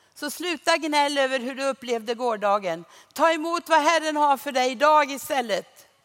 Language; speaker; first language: Swedish; native; Swedish